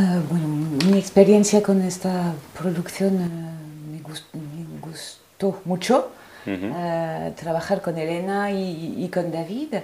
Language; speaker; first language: Spanish; non-native, fluent; French